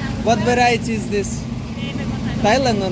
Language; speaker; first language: English; non-native, learner; Russian